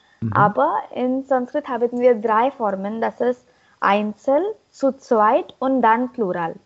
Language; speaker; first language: German; non-native, learner; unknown